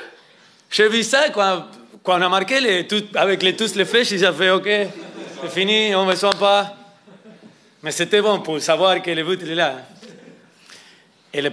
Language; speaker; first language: French; non-native, fluent; Spanish